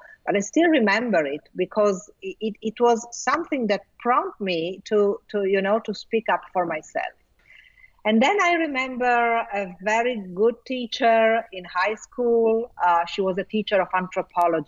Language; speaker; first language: English; non-native, fluent; Italian